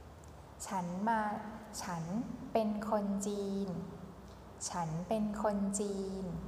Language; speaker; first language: Thai; non-native, fluent; Chinese